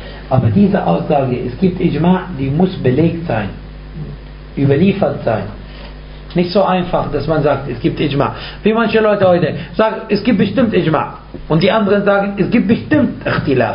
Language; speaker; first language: German; non-native, fluent; Arabic